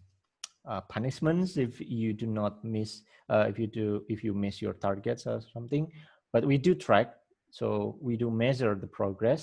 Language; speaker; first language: English; non-native, fluent; Indonesian